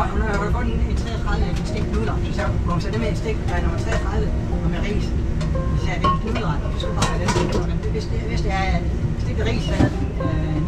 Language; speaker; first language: Danish; native; Danish